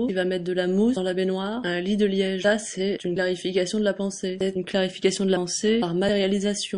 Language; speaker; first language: French; native; French